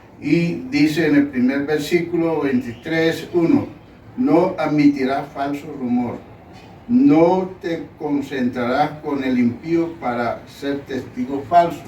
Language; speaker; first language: Spanish; native; Spanish